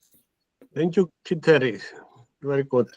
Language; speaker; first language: English; non-native, fluent; Icelandic